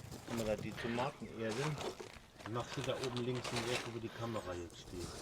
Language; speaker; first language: German; native; German